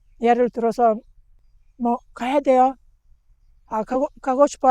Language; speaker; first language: Korean; non-native, learner; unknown